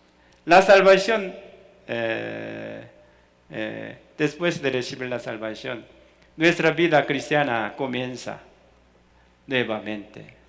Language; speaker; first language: Spanish; non-native, fluent; Korean